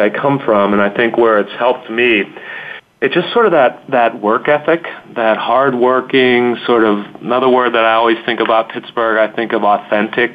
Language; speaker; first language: English; native; English